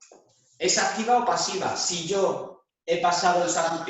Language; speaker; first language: Spanish; native; Spanish